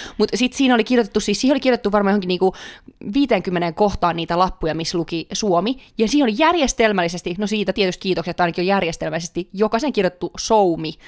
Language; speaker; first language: Finnish; native; Finnish